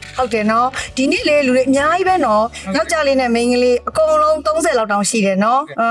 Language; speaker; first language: Burmese; native; Burmese